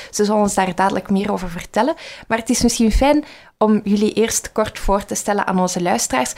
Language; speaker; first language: Dutch; native; Dutch